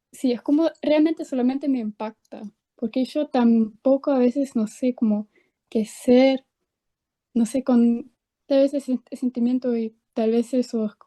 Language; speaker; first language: Spanish; non-native, fluent; German